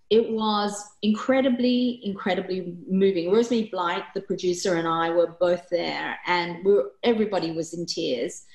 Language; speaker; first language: English; early bilingual, other home language; Korean